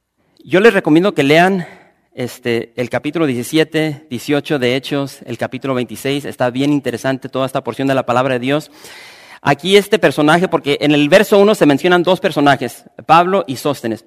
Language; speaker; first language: Spanish; native; Spanish